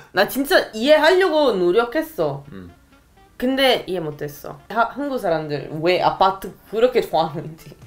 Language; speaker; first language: Korean; non-native, fluent; Italian